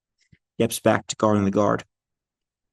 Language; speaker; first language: English; native; English